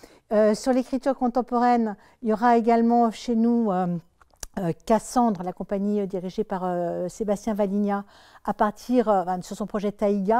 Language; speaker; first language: French; native; French